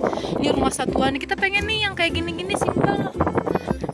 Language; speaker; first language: Indonesian; native; Indonesian